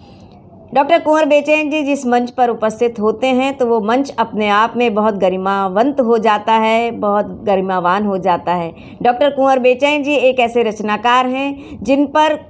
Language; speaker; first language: Hindi; native; Hindi